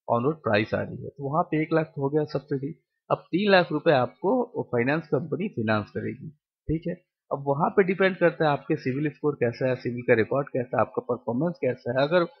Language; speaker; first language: Hindi; non-native, local second language; Bangla